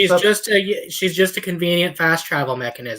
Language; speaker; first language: English; native; English